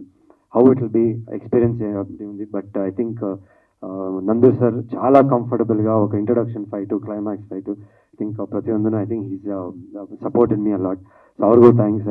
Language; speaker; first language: Telugu; non-native, learner; Kannada